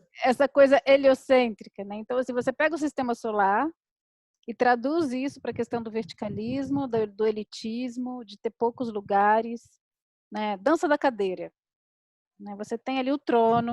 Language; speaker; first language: Portuguese; native; Portuguese